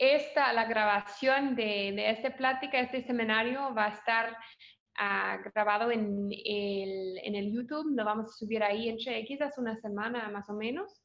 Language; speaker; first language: Spanish; non-native, fluent; English